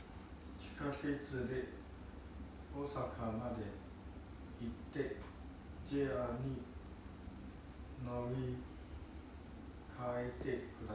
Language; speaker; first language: Japanese; non-native, learner; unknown